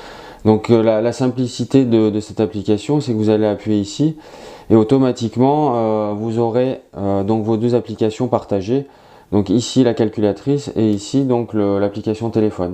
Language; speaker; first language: French; native; French